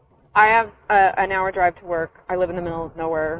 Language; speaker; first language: English; native; English